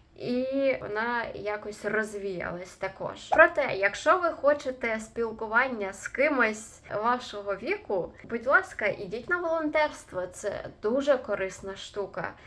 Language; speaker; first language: Ukrainian; native; Ukrainian